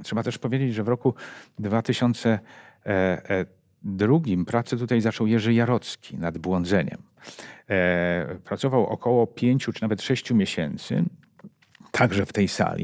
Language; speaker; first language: Polish; native; Polish